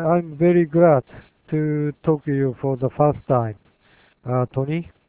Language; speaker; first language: English; non-native, learner; Japanese